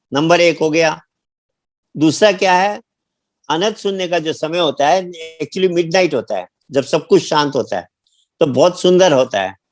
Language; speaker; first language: Hindi; native; Hindi